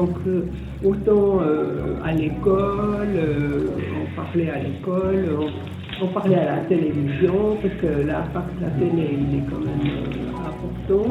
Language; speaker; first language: French; native; French